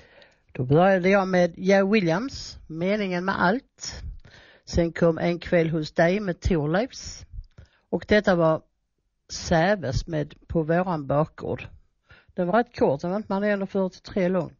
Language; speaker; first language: Swedish; native; Swedish